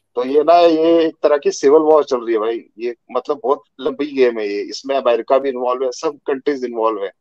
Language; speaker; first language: Hindi; native; Hindi